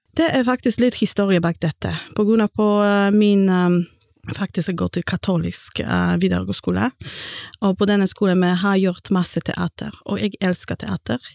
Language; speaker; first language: Norwegian; non-native, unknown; Polish